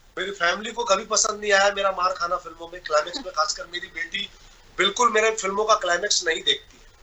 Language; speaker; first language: Hindi; non-native, local second language; Bhojpuri